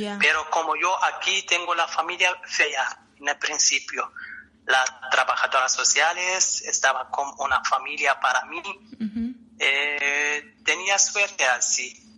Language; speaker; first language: Spanish; non-native, learner; Arabic